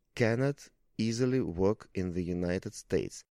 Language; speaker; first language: English; non-native, learner; Russian